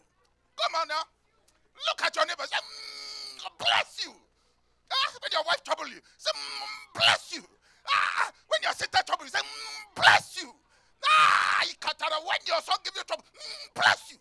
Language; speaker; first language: English; non-native, local second language; Yoruba